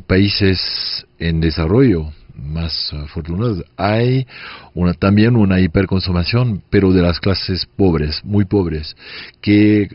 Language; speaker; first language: Spanish; non-native, fluent; French